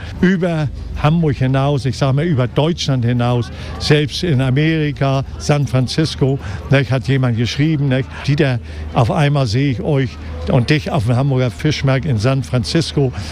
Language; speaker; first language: German; native; German